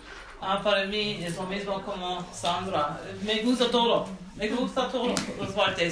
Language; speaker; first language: Spanish; non-native, fluent; English